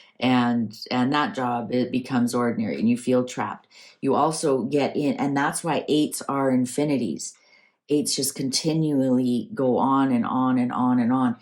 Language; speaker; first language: English; native; English